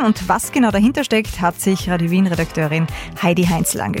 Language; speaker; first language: German; native; German